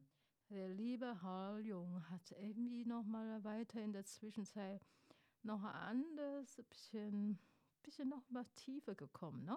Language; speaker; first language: German; non-native, fluent; Chinese